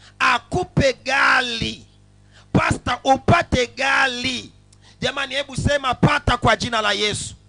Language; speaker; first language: Swahili; non-native, local second language; Sukuma